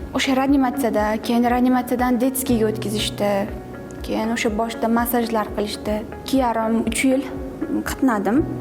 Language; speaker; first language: Uzbek; native; Uzbek